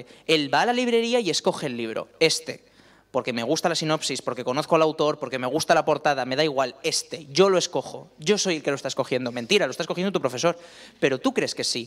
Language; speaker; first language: Spanish; native; Spanish